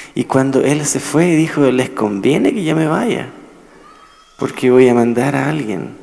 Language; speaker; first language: Spanish; native; Spanish